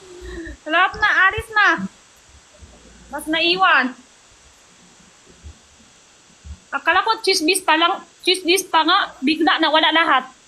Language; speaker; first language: Filipino; non-native, learner; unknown